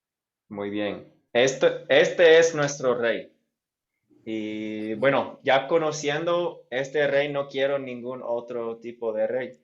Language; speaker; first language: Spanish; non-native, fluent; English